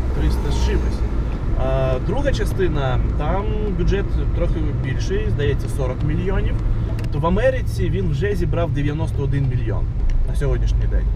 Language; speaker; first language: Ukrainian; non-native, local second language; Russian